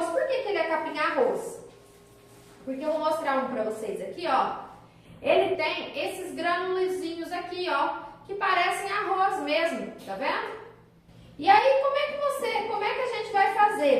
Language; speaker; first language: Portuguese; native; Portuguese